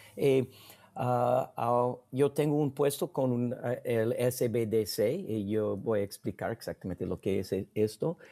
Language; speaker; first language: Spanish; non-native, learner; English